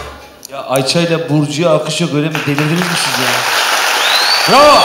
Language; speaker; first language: Turkish; native; Turkish